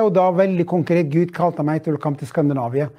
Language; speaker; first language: Norwegian; non-native, fluent; Arabic